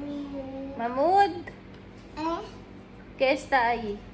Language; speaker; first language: Spanish; non-native, learner; Filipino